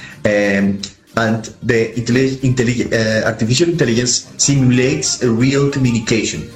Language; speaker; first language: English; non-native, fluent; Spanish